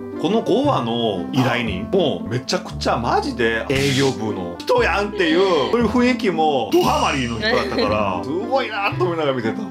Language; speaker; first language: Japanese; non-native, fluent; Korean